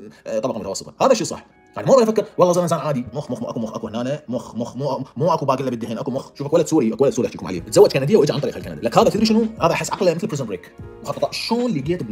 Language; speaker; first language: Arabic; native; Arabic